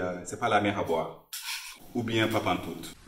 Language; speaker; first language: French; non-native, local second language; Fula